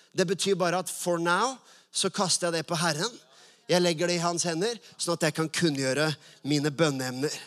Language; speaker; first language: Norwegian; native; Norwegian